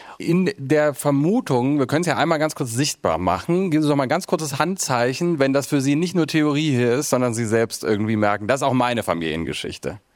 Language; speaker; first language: German; native; German